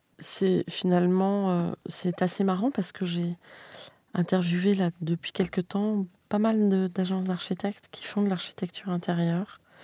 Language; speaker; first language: French; native; French